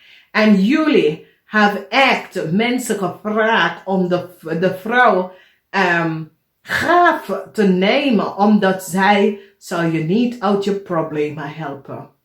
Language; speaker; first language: Dutch; non-native, learner; English